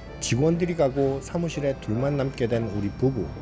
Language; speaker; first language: Korean; native; Korean